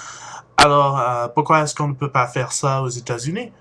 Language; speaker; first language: French; non-native, fluent; English